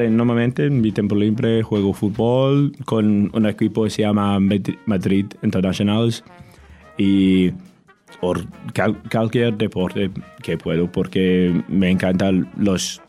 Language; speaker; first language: Spanish; non-native, learner; English